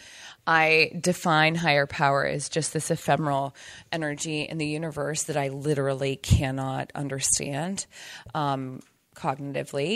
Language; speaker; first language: English; native; English